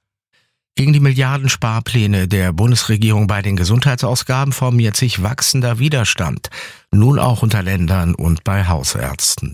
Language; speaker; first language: German; native; German